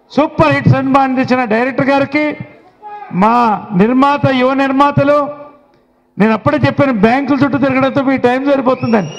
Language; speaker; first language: Telugu; native; Telugu